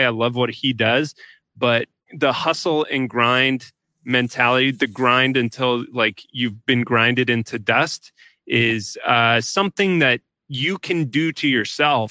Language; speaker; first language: English; native; English